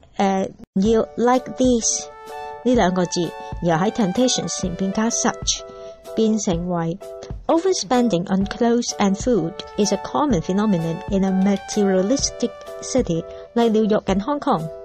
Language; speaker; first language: English; non-native, local second language; Cantonese